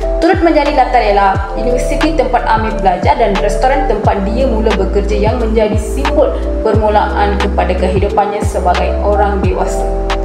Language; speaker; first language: Malay; non-native, local second language; Tamil